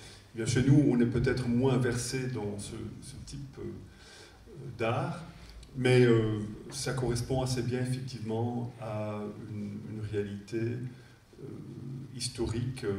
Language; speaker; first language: French; native; French